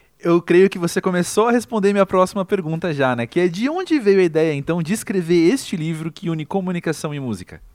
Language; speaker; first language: Portuguese; native; Portuguese